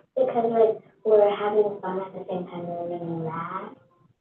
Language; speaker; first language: English; early bilingual, other home language; Turkish